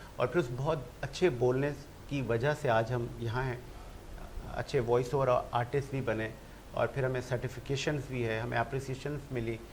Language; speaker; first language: Urdu; native; Urdu